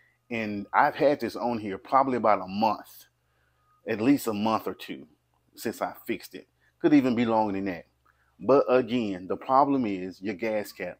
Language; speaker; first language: English; native; English